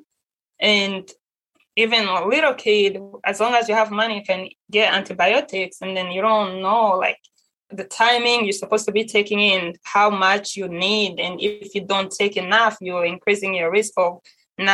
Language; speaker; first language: English; non-native, local second language; Kinyarwanda